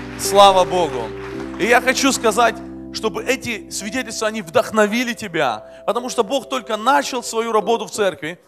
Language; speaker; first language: Russian; native; Russian